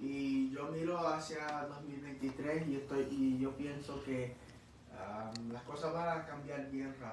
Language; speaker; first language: Spanish; early bilingual, heritage; English